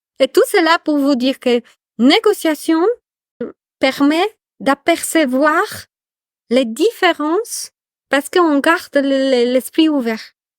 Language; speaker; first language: French; non-native, fluent; Polish